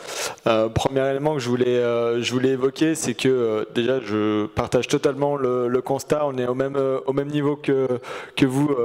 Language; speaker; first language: French; native; French